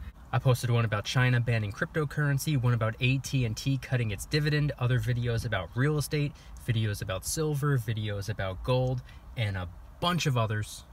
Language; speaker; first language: English; native; English